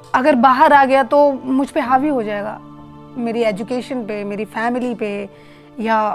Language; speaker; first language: Hindi; native; Hindi